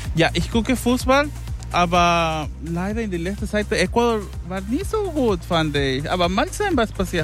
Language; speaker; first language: German; non-native, fluent; Spanish